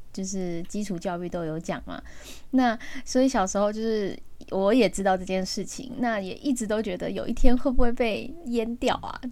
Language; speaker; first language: Chinese; early bilingual, heritage; Chinese